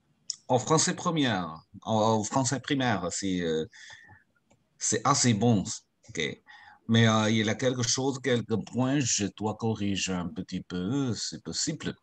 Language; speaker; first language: French; non-native, fluent; Chinese